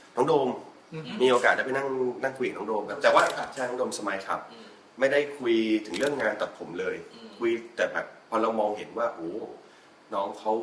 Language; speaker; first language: Thai; native; Thai